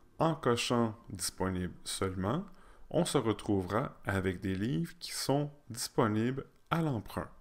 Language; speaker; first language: French; native; French